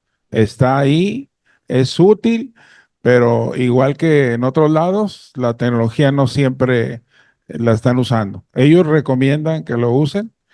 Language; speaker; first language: Spanish; native; Spanish